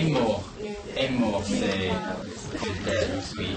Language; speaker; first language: French; non-native, learner; English